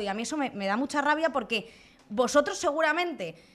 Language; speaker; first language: Spanish; native; Spanish